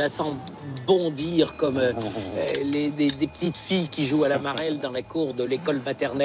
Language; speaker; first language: French; native; French